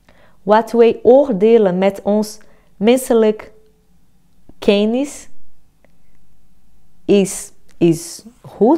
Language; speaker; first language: Dutch; non-native, fluent; Portuguese